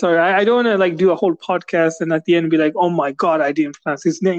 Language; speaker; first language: English; native; English